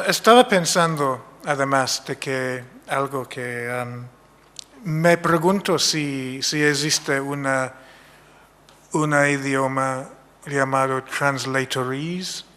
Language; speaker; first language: Spanish; non-native, fluent; English